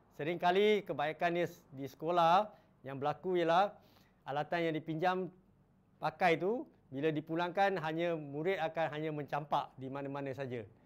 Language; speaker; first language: Malay; non-native, local second language; Chinese